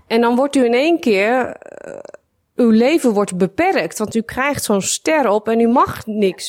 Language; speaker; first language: Dutch; native; Dutch